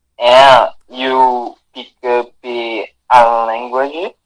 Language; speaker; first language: English; non-native, learner; Portuguese